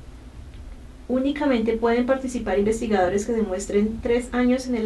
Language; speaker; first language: Spanish; native; Spanish